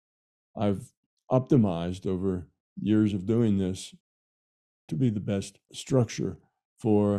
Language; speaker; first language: English; native; English